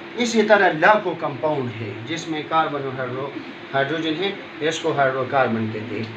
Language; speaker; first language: Urdu; non-native, local second language; Pashto